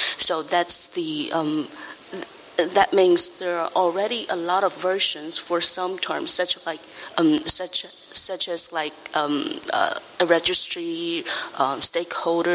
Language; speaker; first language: English; non-native, fluent; Chinese